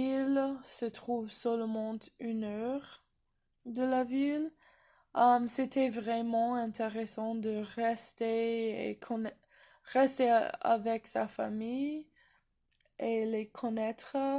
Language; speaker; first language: French; non-native, fluent; English